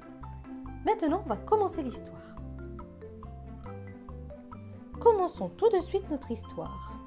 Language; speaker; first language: French; native; French